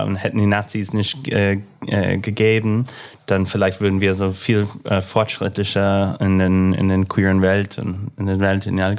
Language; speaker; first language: German; non-native, fluent; English